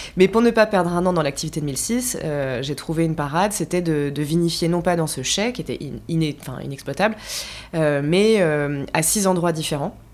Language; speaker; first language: French; native; French